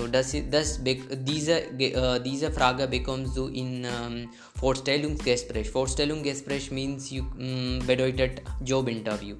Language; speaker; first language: German; non-native, learner; Hindi